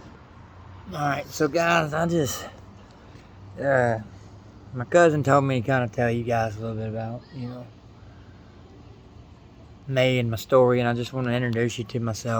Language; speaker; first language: English; native; English